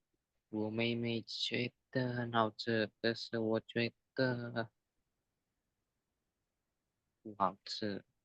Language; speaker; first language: Chinese; non-native, learner; Indonesian